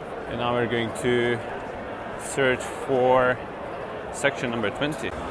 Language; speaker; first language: English; non-native, fluent; Hungarian